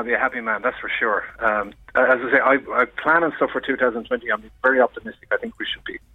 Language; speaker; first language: English; native; English